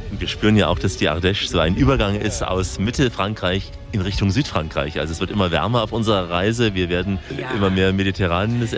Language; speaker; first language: German; native; German